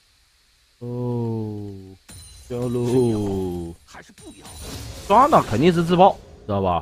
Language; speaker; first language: Chinese; native; Chinese